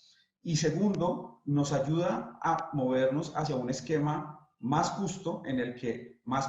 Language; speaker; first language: Spanish; native; Spanish